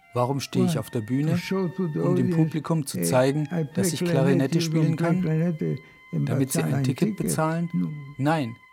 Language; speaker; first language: German; non-native, fluent; Spanish